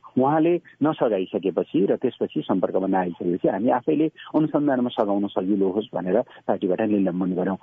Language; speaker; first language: Nepali; native; Nepali